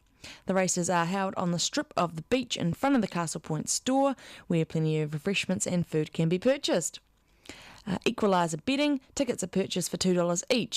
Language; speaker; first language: English; native; English